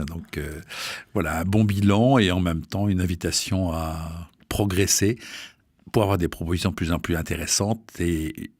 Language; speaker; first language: French; native; French